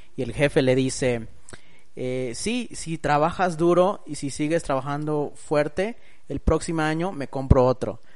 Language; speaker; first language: Spanish; early bilingual, heritage; Spanish